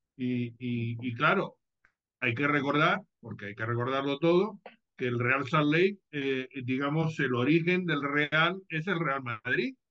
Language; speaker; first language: Spanish; native; Spanish